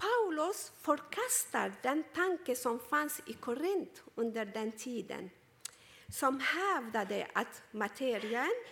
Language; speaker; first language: Swedish; non-native, fluent; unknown